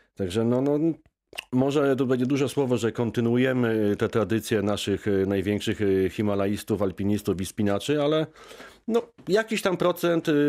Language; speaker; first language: Polish; native; Polish